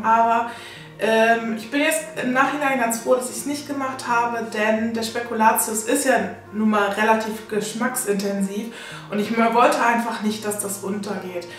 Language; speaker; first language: German; native; German